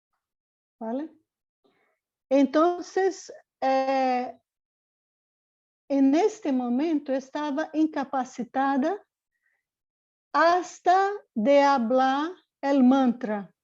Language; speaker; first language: Spanish; non-native, learner; Portuguese